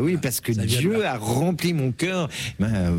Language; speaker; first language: French; native; French